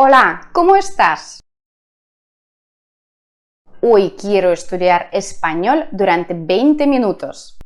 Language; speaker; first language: Spanish; non-native, fluent; Russian